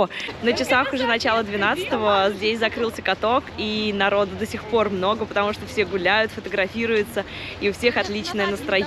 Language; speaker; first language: Russian; native; Russian